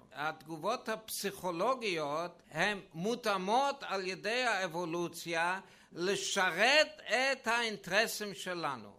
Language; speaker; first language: Hebrew; non-native, fluent; English